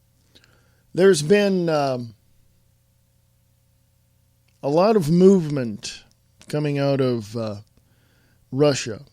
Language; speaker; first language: English; native; English